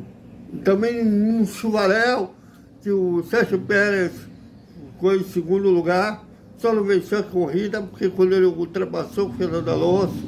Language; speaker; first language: Portuguese; native; Portuguese